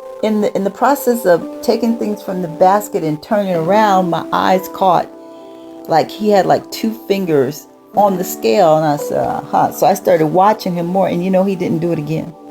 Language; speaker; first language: English; native; English